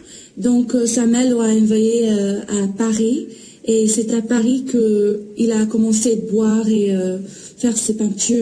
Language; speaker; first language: French; non-native, learner; English